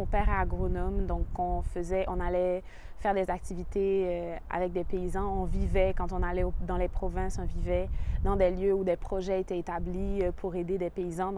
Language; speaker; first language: French; native; French